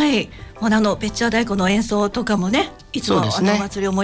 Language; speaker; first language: Japanese; native; Japanese